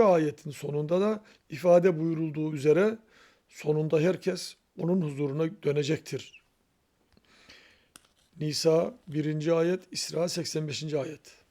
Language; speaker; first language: Turkish; native; Turkish